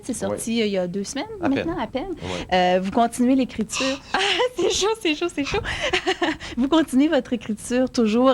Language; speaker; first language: French; native; French